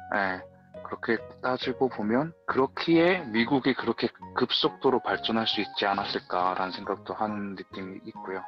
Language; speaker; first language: Korean; native; Korean